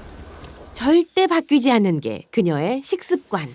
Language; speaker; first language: Korean; native; Korean